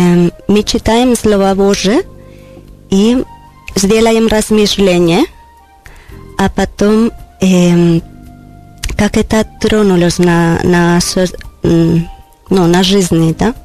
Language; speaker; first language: Russian; non-native, learner; Spanish